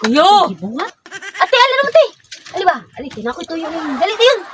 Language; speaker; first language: Filipino; non-native, local second language; Cebuano